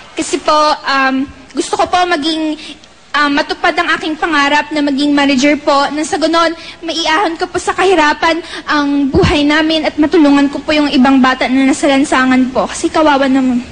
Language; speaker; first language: Filipino; non-native, local second language; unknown